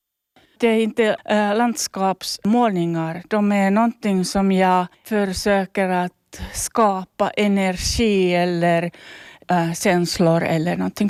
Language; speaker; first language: Swedish; non-native, local second language; Finnish